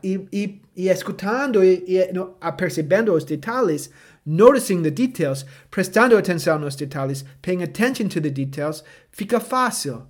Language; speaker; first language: Portuguese; non-native, fluent; English